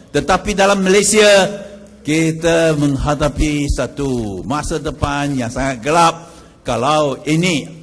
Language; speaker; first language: Malay; non-native, local second language; Chinese